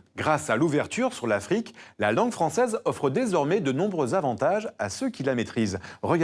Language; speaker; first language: French; native; French